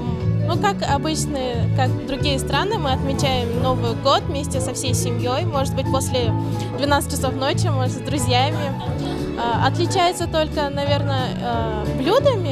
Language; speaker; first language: Russian; non-native, local second language; Kazakh